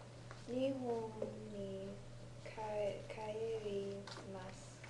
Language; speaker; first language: Japanese; non-native, learner; English